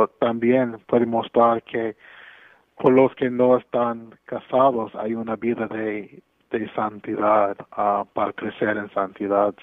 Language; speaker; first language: Spanish; non-native, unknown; English